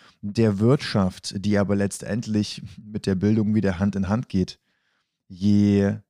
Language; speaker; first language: German; native; German